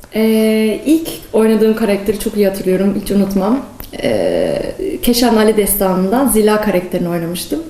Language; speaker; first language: Turkish; early bilingual, heritage; Turkish